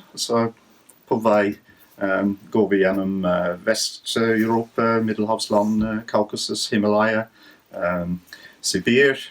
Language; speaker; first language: Norwegian; non-native, fluent; English